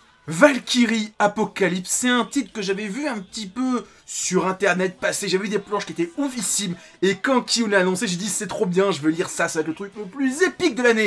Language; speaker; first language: French; native; French